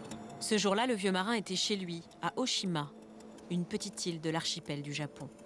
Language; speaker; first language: French; native; French